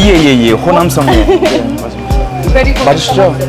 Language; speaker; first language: Korean; non-native, fluent; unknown